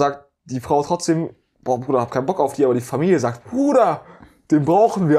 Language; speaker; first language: German; native; German